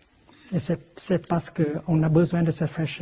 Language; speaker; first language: French; non-native, fluent; Vietnamese